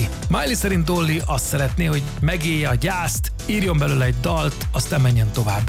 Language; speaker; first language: Hungarian; native; Hungarian